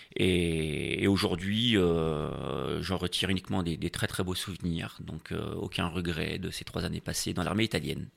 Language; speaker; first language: French; native; French